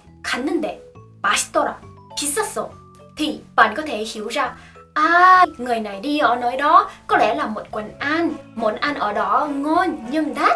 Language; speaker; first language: Vietnamese; non-native, fluent; Korean